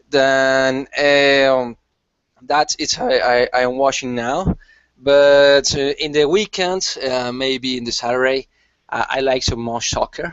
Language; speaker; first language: English; non-native, learner; Spanish